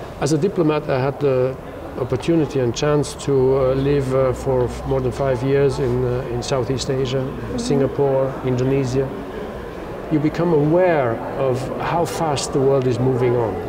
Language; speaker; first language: English; non-native, fluent; German